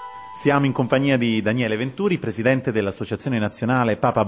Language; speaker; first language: Italian; native; Italian